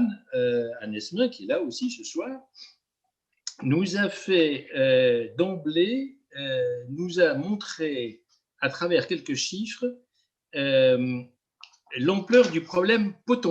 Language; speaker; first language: French; native; French